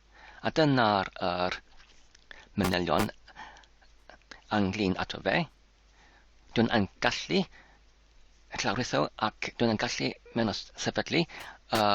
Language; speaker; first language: Welsh; non-native, learner; English